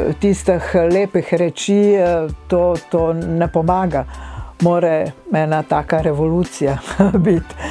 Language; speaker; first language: Slovenian; non-native, fluent; Italian